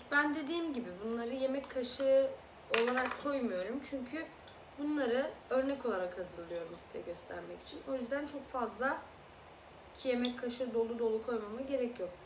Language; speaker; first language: Turkish; early bilingual, other home language; Azerbaijani